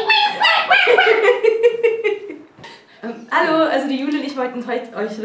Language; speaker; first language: German; native; German